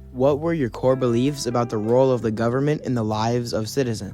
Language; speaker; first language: English; native; English